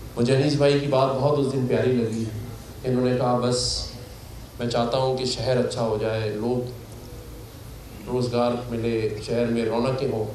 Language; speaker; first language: Urdu; native; Urdu